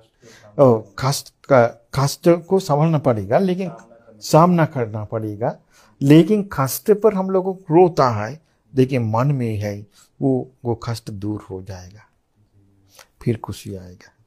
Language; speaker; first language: Hindi; non-native, fluent; Sinhala